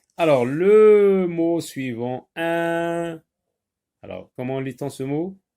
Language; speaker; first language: French; non-native, local second language; Arabic